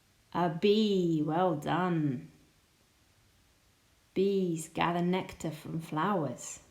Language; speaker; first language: English; non-native, fluent; Spanish